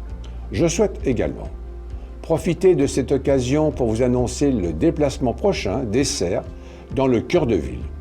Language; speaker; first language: French; native; French